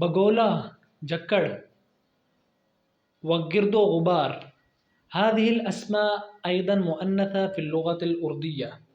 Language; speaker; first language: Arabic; non-native, fluent; Urdu